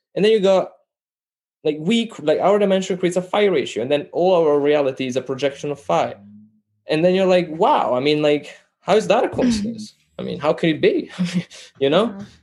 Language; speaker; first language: English; non-native, fluent; Italian